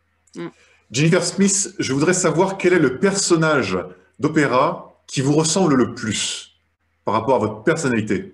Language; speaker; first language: French; native; French